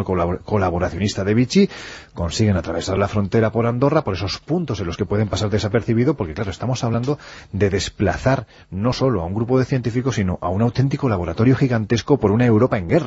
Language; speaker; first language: Spanish; native; Spanish